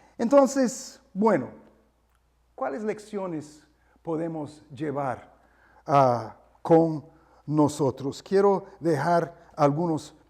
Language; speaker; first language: Spanish; non-native, fluent; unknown